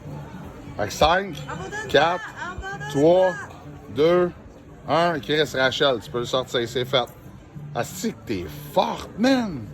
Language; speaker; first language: French; native; French